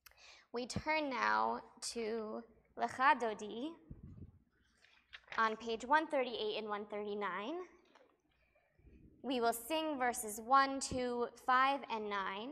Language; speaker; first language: English; native; English